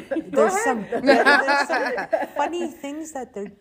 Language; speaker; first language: English; non-native, fluent; Cree